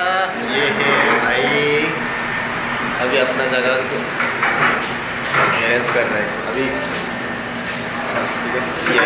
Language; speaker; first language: Hindi; non-native, local second language; Bangla